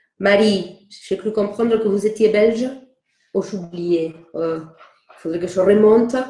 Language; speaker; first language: French; non-native, fluent; Spanish